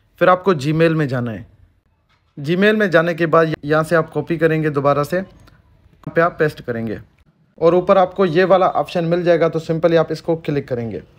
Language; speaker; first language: Urdu; non-native, local second language; Sindhi